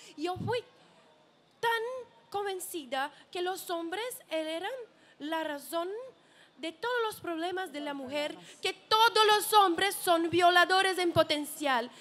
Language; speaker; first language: Spanish; non-native, learner; Portuguese